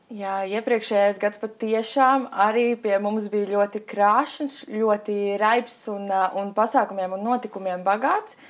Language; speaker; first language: Latvian; native; Latvian